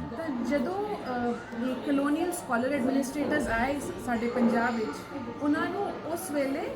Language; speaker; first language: Punjabi; non-native, local second language; Hindi